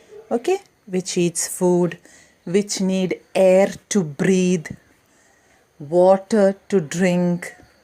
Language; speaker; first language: English; non-native, local second language; Malayalam